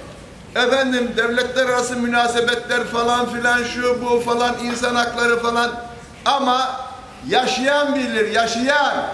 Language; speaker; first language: Turkish; native; Turkish